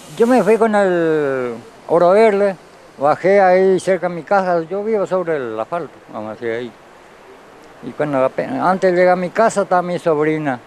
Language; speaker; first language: Spanish; native; Spanish